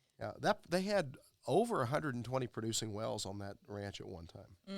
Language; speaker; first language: English; native; English